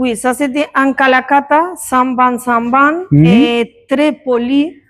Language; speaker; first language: French; non-native, learner; Spanish